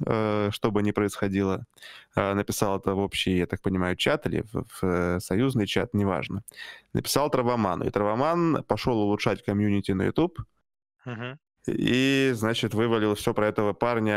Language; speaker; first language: Russian; native; Russian